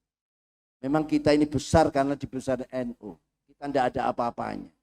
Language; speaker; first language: Indonesian; native; Indonesian